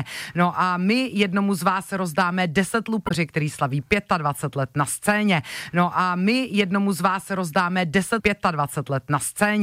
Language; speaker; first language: Czech; native; Czech